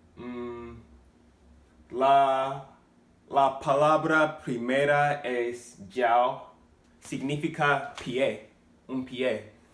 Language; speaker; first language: Spanish; non-native, learner; English